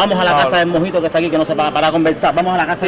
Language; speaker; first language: Spanish; native; Spanish